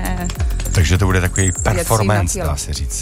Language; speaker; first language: Czech; native; Czech